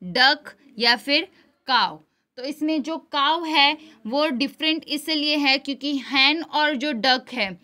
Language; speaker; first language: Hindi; non-native, local second language; Gujarati